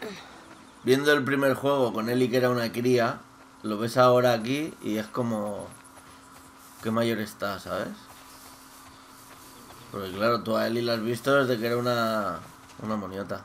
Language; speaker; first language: Spanish; native; Spanish